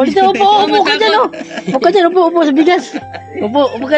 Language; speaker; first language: Filipino; non-native, local second language; Cebuano